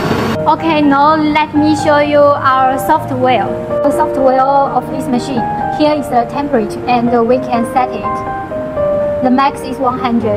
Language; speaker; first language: English; non-native, learner; Chinese